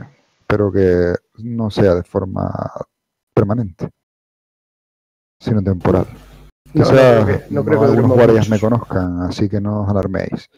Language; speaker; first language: Spanish; native; Spanish